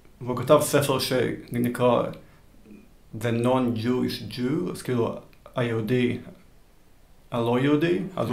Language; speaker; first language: Hebrew; early bilingual, heritage; Hebrew